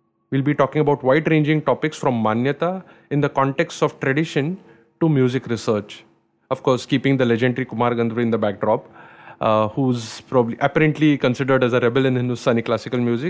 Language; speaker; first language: English; non-native, local second language; Marathi